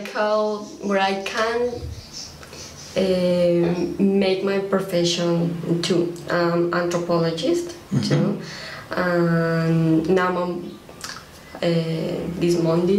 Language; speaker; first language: English; non-native, learner; Spanish